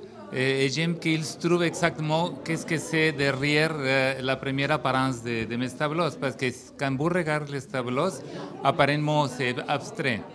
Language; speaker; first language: French; non-native, learner; Spanish